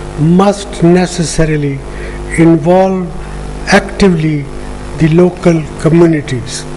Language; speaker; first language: English; non-native, local second language; Punjabi